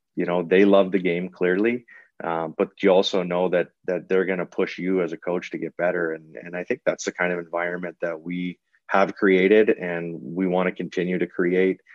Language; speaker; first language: English; native; English